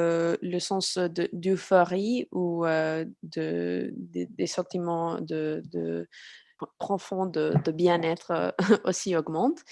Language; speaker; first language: French; non-native, fluent; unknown